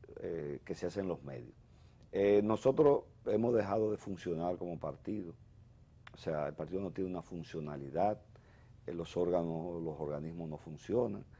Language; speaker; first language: Spanish; native; Spanish